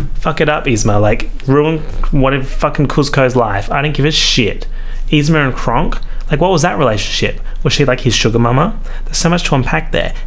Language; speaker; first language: English; native; English